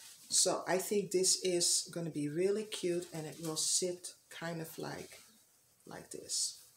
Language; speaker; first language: English; non-native, fluent; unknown